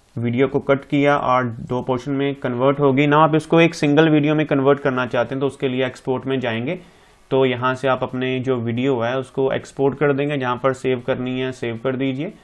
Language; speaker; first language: Hindi; non-native, local second language; Punjabi